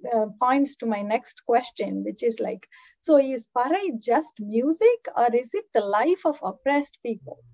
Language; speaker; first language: English; non-native, local second language; Tamil